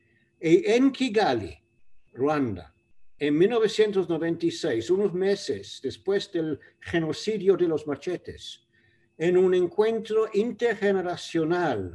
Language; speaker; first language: Spanish; non-native, fluent; English